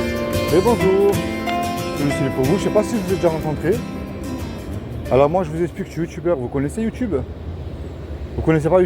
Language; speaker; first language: French; native; French